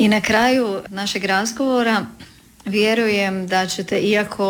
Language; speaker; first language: Serbian; native; Serbian